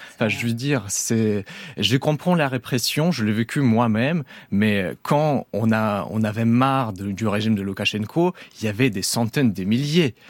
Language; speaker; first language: French; non-native, fluent; Russian